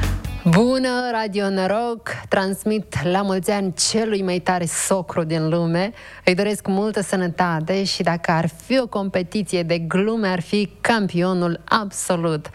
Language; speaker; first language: Romanian; native; Romanian